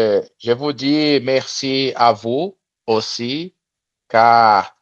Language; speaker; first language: French; non-native, learner; Portuguese